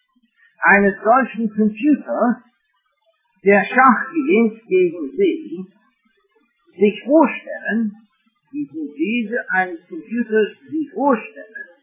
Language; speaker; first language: German; non-native, fluent; English